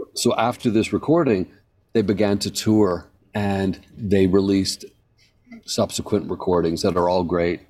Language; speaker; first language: English; native; English